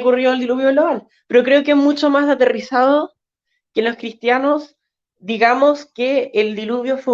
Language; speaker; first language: Spanish; native; Spanish